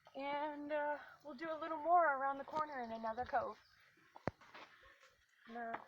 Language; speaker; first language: English; native; English